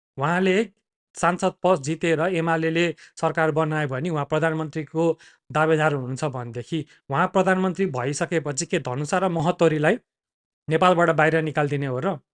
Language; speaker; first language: Nepali; native; Nepali